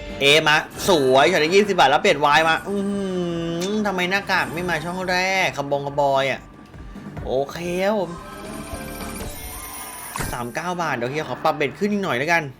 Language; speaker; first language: Thai; native; Thai